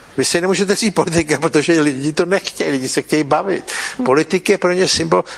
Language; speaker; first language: Czech; native; Czech